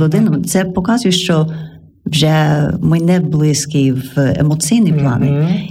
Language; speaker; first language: Ukrainian; non-native, learner; English